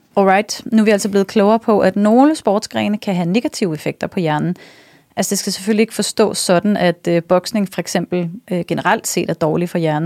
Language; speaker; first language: Danish; native; Danish